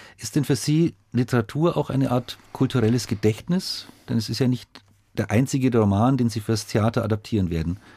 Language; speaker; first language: German; native; German